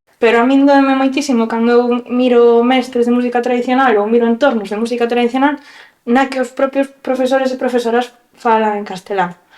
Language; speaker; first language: Galician; non-native, local second language; Spanish